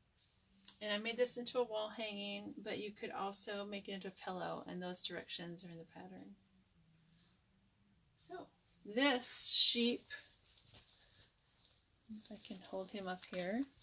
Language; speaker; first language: English; native; English